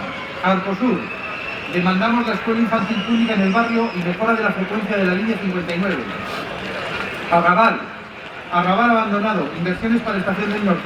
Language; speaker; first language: Spanish; native; Spanish